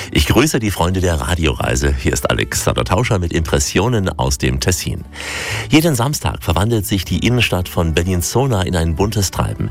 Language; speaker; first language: German; native; German